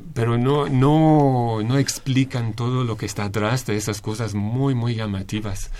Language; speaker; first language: Spanish; non-native, fluent; English